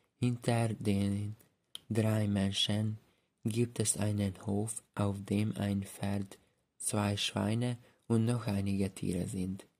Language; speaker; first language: German; non-native, learner; Hungarian